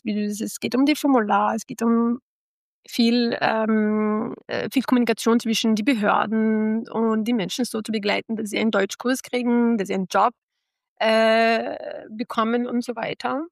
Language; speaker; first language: German; non-native, fluent; Arabic